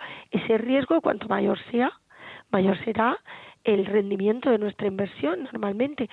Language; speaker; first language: Spanish; native; Spanish